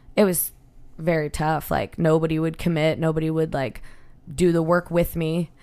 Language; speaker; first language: English; native; English